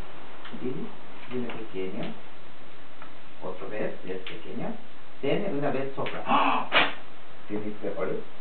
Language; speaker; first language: Spanish; non-native, learner; Japanese